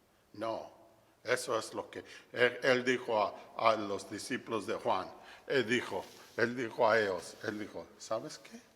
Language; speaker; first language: Spanish; non-native, fluent; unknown